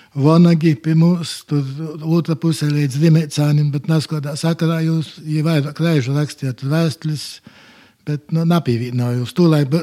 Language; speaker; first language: Latvian; native; Latvian